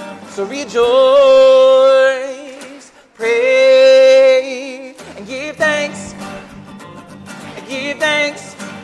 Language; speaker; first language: English; native; English